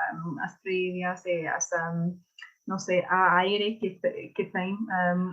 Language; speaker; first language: Portuguese; non-native, learner; English